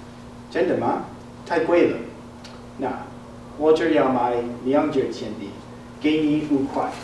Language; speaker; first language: Chinese; non-native, learner; English